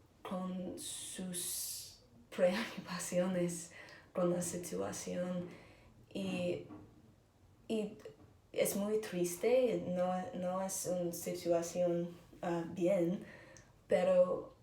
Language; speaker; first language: Spanish; non-native, learner; English